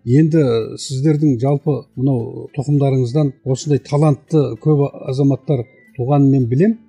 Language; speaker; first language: Kazakh; native; Kazakh